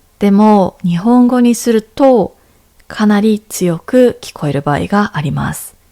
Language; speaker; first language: Japanese; native; Japanese